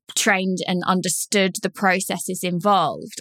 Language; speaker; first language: English; native; English